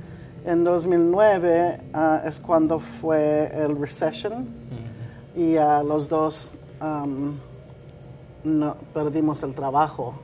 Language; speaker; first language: Spanish; early bilingual, heritage; Spanish